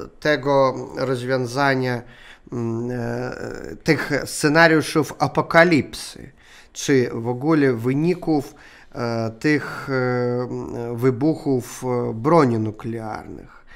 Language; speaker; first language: Polish; non-native, learner; Russian